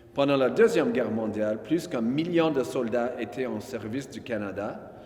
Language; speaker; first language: French; non-native, local second language; English